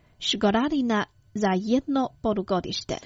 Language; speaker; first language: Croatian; non-native, fluent; Chinese